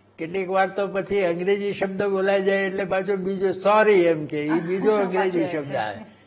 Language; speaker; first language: Gujarati; native; Gujarati